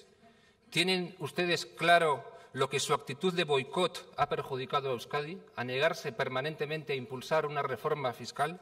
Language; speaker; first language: Spanish; native; Spanish